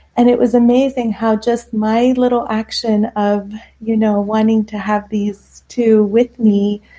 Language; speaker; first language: English; non-native, fluent; Persian